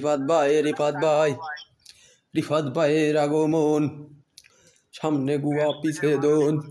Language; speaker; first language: Hindi; non-native, learner; Bangla